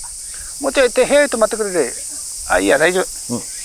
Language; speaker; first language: Japanese; native; Japanese